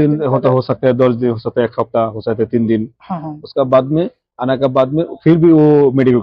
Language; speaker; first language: Hindi; non-native, local second language; Bangla